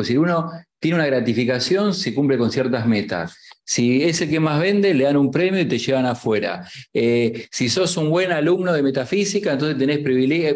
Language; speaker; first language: Spanish; native; Spanish